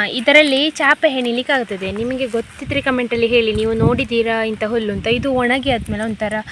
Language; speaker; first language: Kannada; native; Kannada